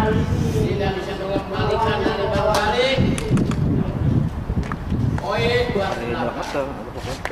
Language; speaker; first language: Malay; non-native, local second language; Javanese